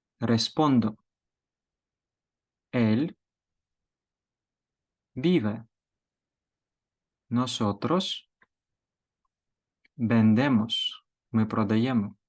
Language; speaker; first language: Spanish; non-native, fluent; Ukrainian